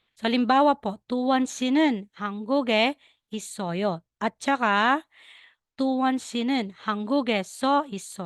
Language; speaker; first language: Korean; non-native, learner; Filipino